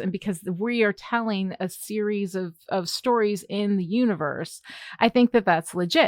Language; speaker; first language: English; native; English